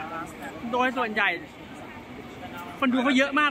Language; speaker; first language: Thai; native; Thai